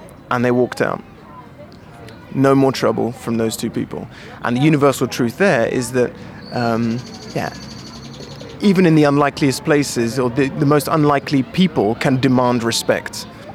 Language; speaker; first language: English; native; English